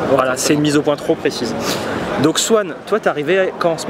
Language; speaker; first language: French; native; French